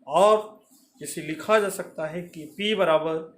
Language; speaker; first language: Hindi; native; Hindi